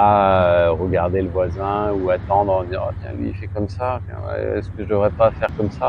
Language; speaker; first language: French; native; French